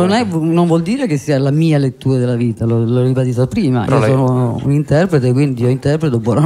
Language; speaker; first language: Italian; native; Italian